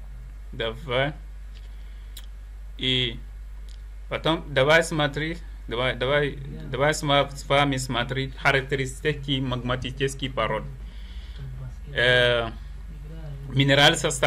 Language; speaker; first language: Russian; non-native, learner; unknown